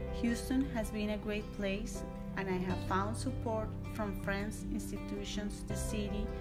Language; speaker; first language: English; non-native, fluent; Spanish